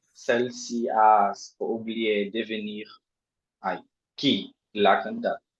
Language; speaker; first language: French; non-native, learner; Portuguese